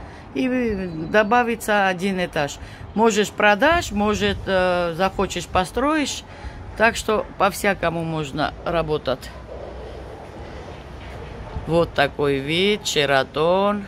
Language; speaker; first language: Russian; non-native, fluent; Georgian